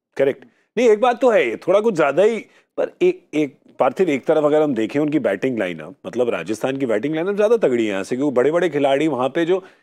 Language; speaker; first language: Hindi; native; Hindi